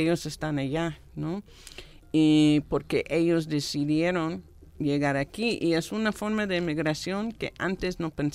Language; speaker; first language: Spanish; non-native, fluent; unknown